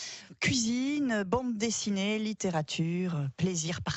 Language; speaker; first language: French; native; French